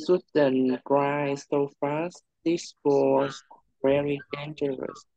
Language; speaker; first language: English; non-native, learner; Vietnamese